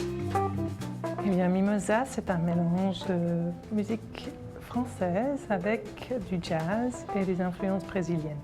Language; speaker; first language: French; native; French